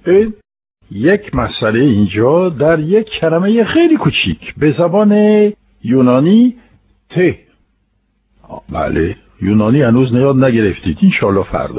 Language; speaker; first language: Persian; non-native, fluent; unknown